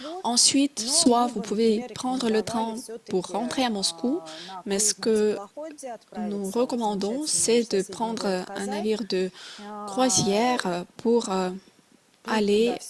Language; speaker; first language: French; non-native, fluent; Russian